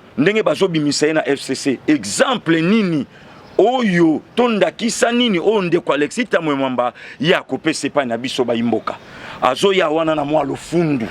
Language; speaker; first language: Lingala; non-native, local second language; Mongo